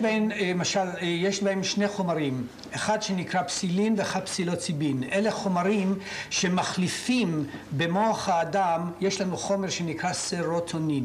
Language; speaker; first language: Hebrew; native; Hebrew